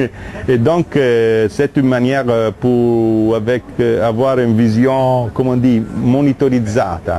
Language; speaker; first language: French; non-native, learner; Italian